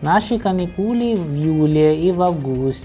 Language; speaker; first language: Russian; non-native, fluent; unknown